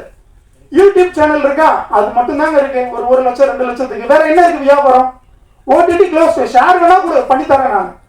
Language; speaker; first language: Tamil; native; Tamil